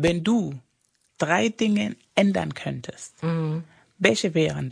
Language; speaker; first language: German; non-native, fluent; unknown